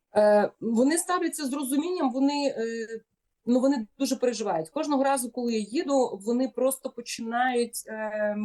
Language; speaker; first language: Ukrainian; native; Ukrainian